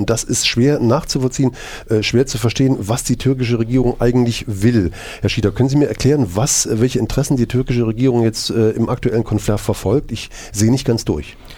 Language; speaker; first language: German; native; German